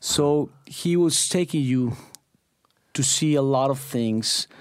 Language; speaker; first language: English; non-native, fluent; Spanish